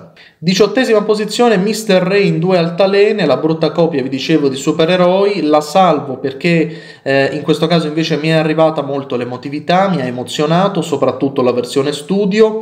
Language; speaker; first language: Italian; native; Italian